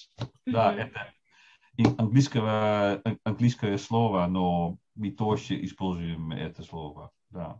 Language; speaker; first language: Russian; non-native, fluent; Dutch